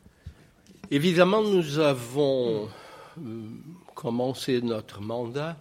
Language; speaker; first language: French; non-native, fluent; Portuguese